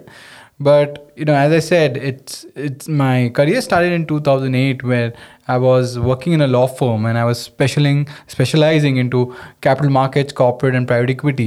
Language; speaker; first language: English; non-native, local second language; Hindi